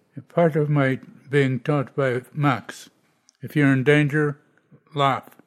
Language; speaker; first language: English; non-native, fluent; Polish